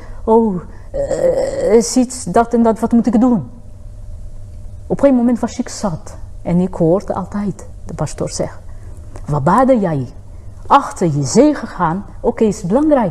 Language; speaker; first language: Dutch; non-native, fluent; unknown